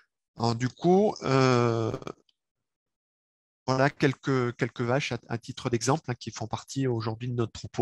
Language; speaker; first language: French; native; French